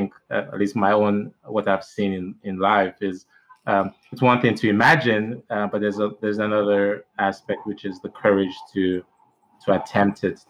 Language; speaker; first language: English; non-native, local second language; Igbo